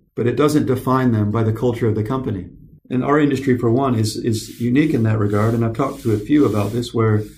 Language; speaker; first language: English; native; English